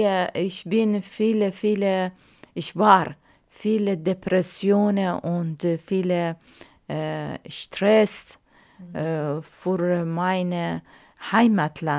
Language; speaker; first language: German; non-native, learner; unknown